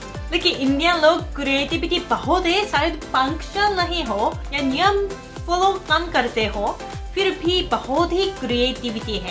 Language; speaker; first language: Hindi; non-native, fluent; Japanese